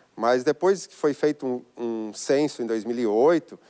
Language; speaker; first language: Portuguese; native; Portuguese